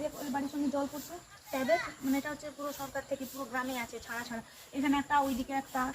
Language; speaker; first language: Bangla; native; Bangla